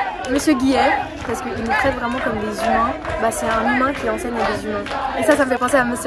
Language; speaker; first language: French; native; French